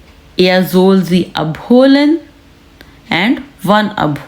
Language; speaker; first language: German; non-native, learner; Urdu